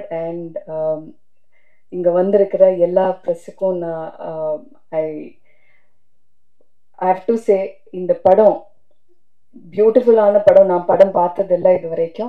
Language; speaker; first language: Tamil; non-native, fluent; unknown